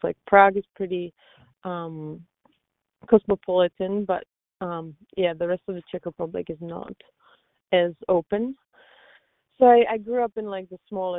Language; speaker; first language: English; non-native, fluent; Czech